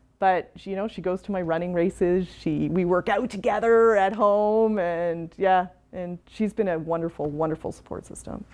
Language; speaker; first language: English; native; English